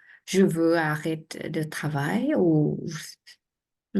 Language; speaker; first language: French; non-native, learner; Vietnamese